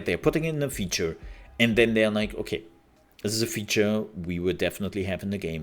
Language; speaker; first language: English; non-native, fluent; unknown